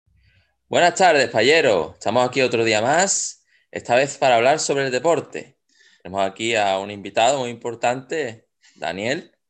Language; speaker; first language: Spanish; native; Spanish